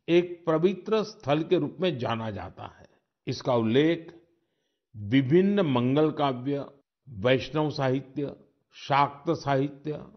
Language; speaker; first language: Hindi; non-native, local second language; Gujarati